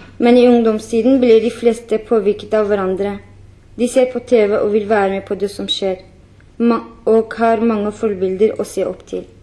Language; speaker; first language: Norwegian; non-native, fluent; Kurdish